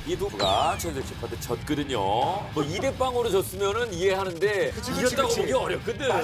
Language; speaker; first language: Korean; native; Korean